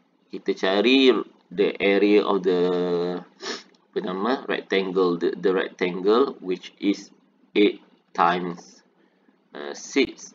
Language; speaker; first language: English; non-native, local second language; Malay